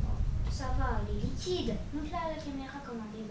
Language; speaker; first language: French; native; French